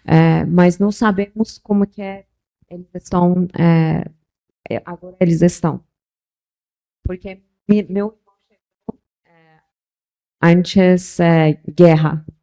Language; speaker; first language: Portuguese; non-native, local second language; Persian